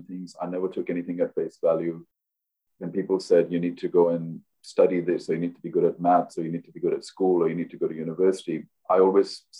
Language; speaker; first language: English; non-native, local second language; Hindi